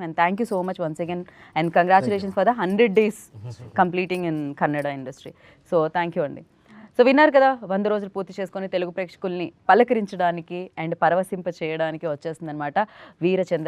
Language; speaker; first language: Telugu; native; Telugu